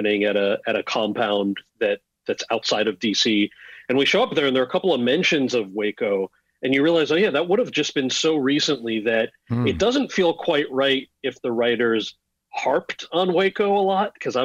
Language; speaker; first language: English; native; English